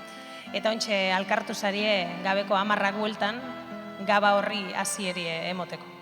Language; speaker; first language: Basque; native; Basque